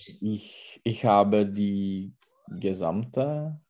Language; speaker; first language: German; non-native, learner; Czech